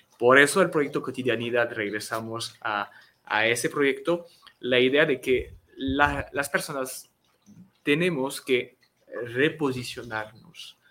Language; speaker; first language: Spanish; non-native, fluent; French